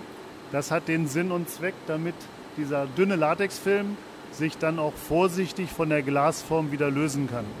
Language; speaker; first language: German; native; German